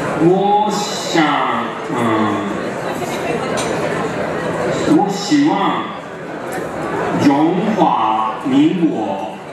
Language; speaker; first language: Chinese; non-native, learner; Japanese